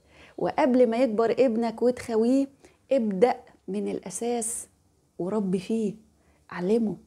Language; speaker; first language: Arabic; native; Arabic